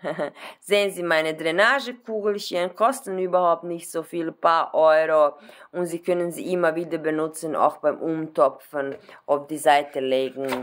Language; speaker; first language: German; non-native, fluent; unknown